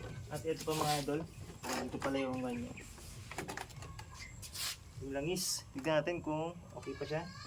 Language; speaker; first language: Filipino; native; Filipino